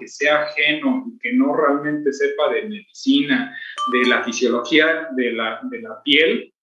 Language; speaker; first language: Spanish; native; Spanish